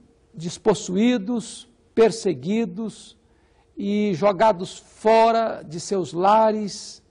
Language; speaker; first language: Portuguese; native; Portuguese